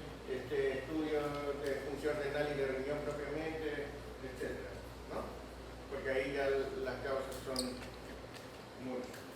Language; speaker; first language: Spanish; native; Spanish